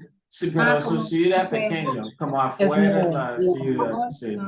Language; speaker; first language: Spanish; early bilingual, heritage; English